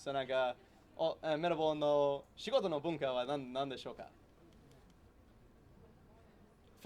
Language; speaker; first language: Japanese; non-native, learner; English